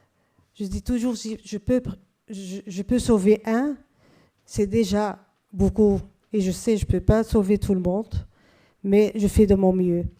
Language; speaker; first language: French; non-native, fluent; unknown